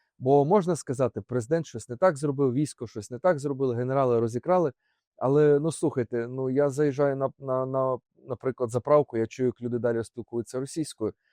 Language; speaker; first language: Ukrainian; native; Ukrainian